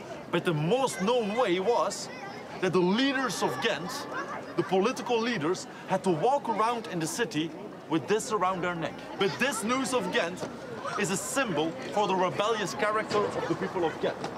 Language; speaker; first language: English; non-native, fluent; Dutch